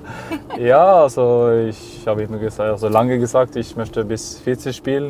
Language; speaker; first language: German; non-native, fluent; Norwegian